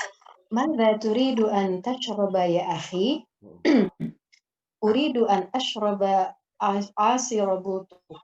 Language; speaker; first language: Arabic; non-native, learner; Indonesian